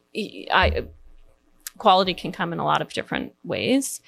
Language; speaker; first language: English; native; English